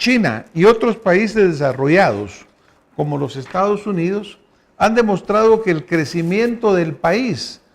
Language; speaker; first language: Spanish; native; Spanish